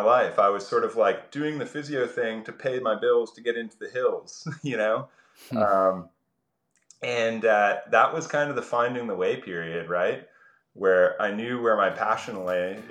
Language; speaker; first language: English; native; English